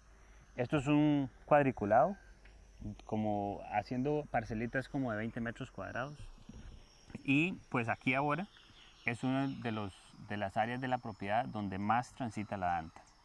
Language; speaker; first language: Spanish; native; Spanish